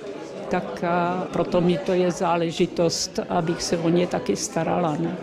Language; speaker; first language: Czech; early bilingual, other home language; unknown